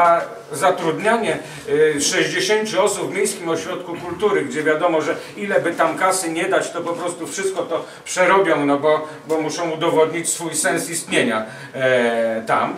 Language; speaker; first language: Polish; native; Polish